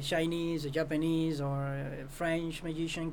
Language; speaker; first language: English; non-native, fluent; Spanish